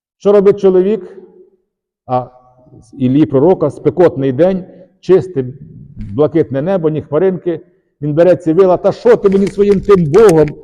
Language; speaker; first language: Ukrainian; native; Ukrainian